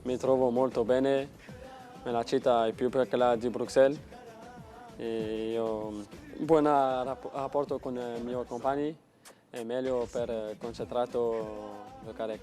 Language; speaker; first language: Italian; non-native, learner; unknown